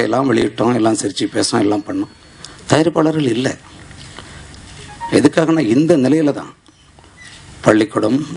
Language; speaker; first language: Tamil; native; Tamil